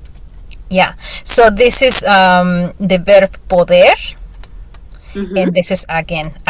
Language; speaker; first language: English; non-native, fluent; Spanish